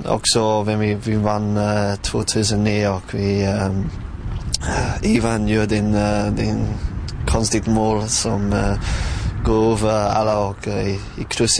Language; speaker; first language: Swedish; non-native, fluent; English